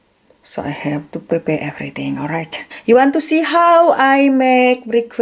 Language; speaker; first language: English; non-native, learner; Indonesian